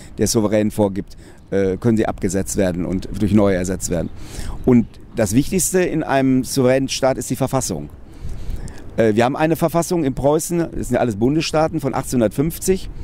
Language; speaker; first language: German; native; German